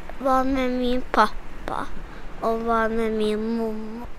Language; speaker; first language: Swedish; early bilingual, other home language; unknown